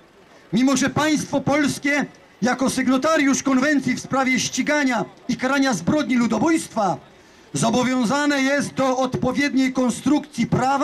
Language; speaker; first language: Polish; native; Polish